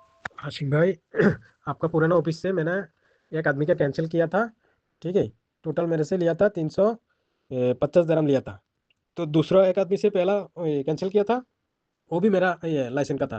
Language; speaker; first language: Hindi; non-native, learner; Bangla